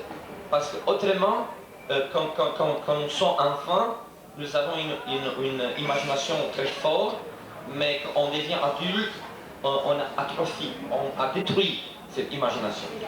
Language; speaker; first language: French; non-native, fluent; Romanian